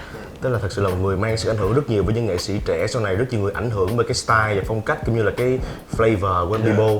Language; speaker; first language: Vietnamese; native; Vietnamese